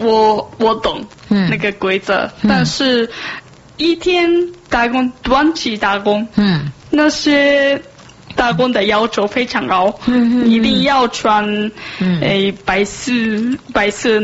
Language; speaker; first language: Chinese; non-native, learner; Japanese